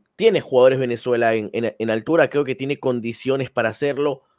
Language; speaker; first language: Spanish; native; Spanish